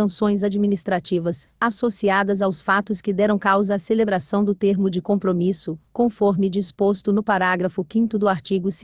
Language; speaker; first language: Portuguese; native; Portuguese